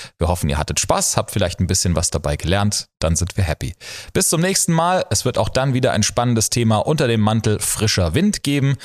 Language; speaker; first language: German; native; German